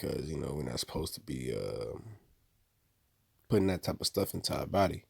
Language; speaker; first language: English; native; English